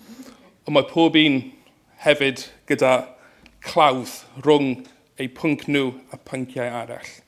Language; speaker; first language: Welsh; native; Welsh